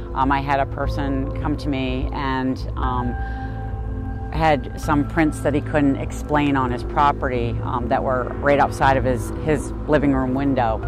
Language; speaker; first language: English; native; English